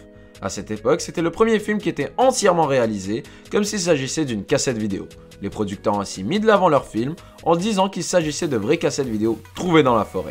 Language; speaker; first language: French; native; French